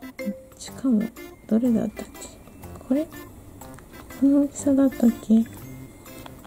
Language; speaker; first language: Japanese; native; Japanese